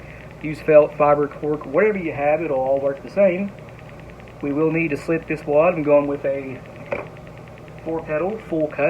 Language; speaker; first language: English; native; English